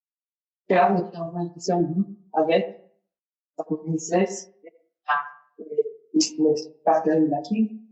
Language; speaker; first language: French; non-native, fluent; English